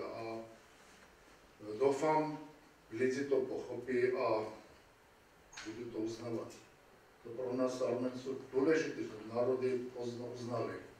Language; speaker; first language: Czech; non-native, learner; Armenian